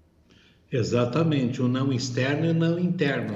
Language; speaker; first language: Portuguese; native; Portuguese